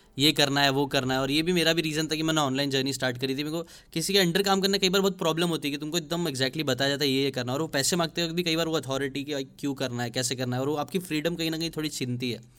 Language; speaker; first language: Hindi; native; Hindi